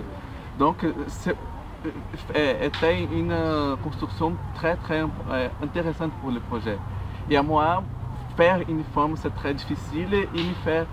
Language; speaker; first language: French; non-native, learner; Portuguese